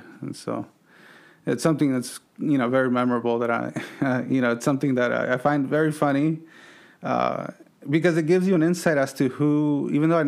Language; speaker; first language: English; native; English